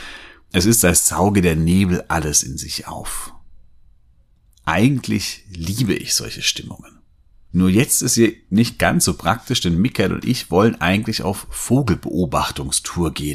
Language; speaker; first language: German; native; German